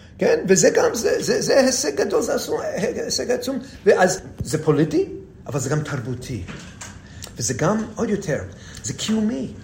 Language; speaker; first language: Hebrew; non-native, fluent; English